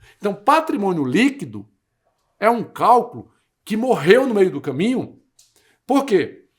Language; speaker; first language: Portuguese; native; Portuguese